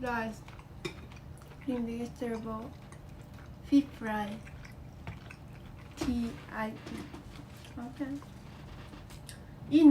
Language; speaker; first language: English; non-native, learner; Vietnamese